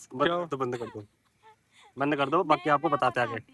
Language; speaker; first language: Hindi; non-native, local second language; Punjabi